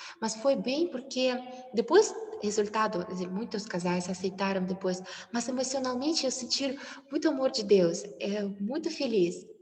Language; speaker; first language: Portuguese; non-native, learner; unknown